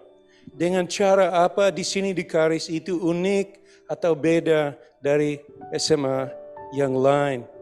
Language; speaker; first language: Indonesian; non-native, fluent; English